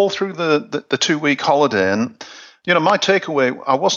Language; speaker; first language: English; native; English